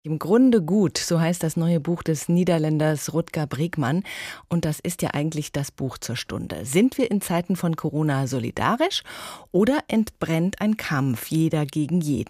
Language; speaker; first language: German; native; German